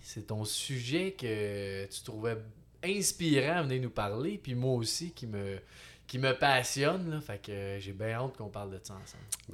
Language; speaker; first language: French; native; French